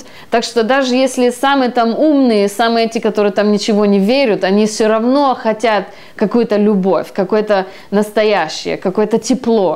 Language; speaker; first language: Russian; early bilingual, heritage; Russian